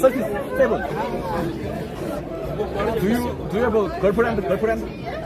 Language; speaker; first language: English; non-native, learner; Korean